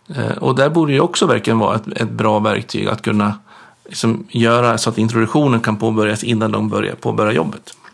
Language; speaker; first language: Swedish; native; Swedish